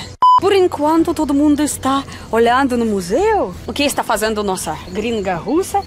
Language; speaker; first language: Portuguese; non-native, fluent; Russian